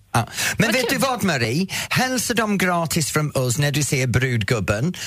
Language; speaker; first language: Swedish; non-native, fluent; English